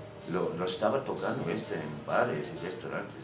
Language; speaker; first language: Spanish; non-native, fluent; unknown